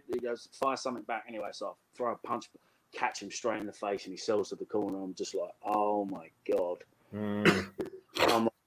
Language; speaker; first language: English; native; English